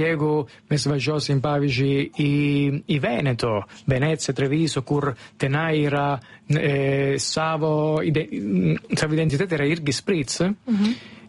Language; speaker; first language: Lithuanian; non-native, fluent; Italian